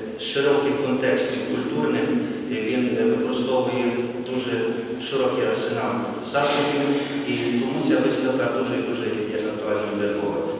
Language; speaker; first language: Ukrainian; native; Ukrainian